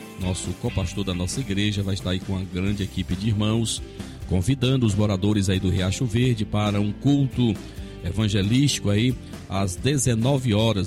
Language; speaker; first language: Portuguese; native; Portuguese